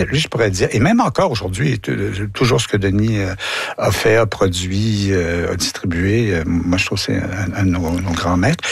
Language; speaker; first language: French; native; French